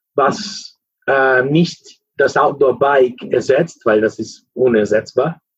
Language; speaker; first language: German; non-native, fluent; Italian